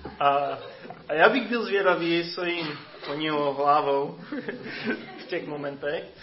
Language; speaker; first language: Czech; non-native, fluent; English